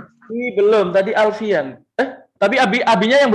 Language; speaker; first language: Indonesian; native; Indonesian